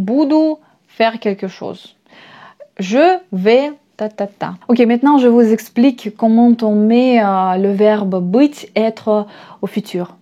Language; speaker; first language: French; non-native, fluent; Russian